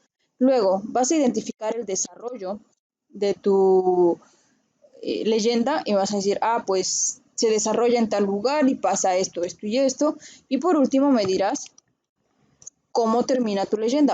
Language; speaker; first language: Spanish; native; Spanish